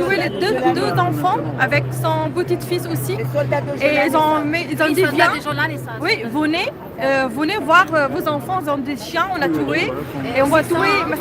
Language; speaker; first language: French; non-native, learner; Arabic